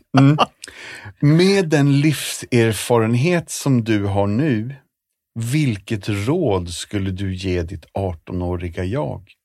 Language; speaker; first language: Swedish; native; Swedish